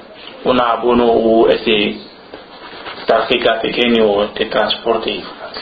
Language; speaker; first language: Spanish; non-native, learner; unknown